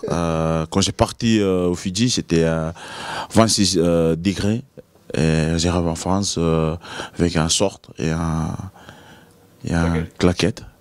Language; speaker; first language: French; non-native, learner; Fijian